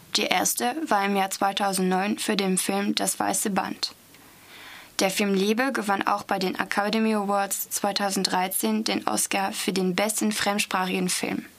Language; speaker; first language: German; non-native, fluent; French